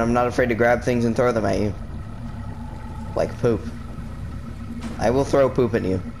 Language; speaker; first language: English; native; English